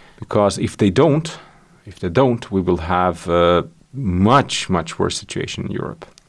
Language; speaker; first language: English; non-native, fluent; Swedish